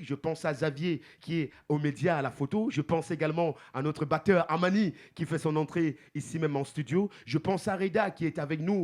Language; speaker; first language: French; native; French